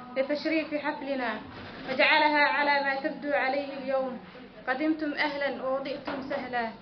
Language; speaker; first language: Arabic; non-native, local second language; Somali